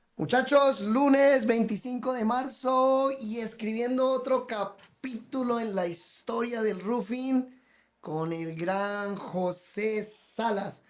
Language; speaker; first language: Spanish; native; Spanish